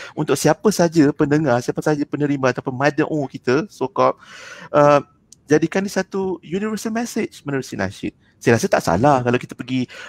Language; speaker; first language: Malay; native; Malay